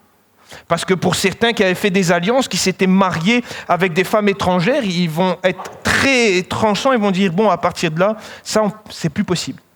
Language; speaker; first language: French; native; French